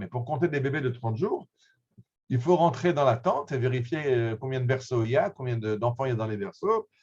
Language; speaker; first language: French; native; French